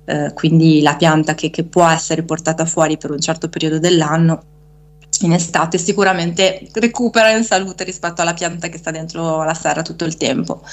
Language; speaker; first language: Italian; native; Italian